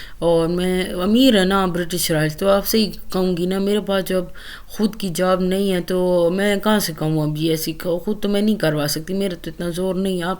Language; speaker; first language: Urdu; native; Urdu